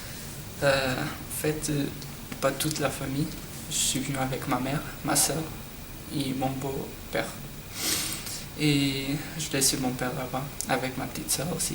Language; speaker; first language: French; non-native, learner; Portuguese